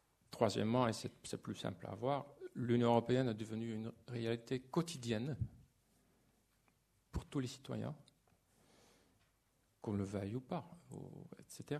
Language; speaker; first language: French; non-native, fluent; Dutch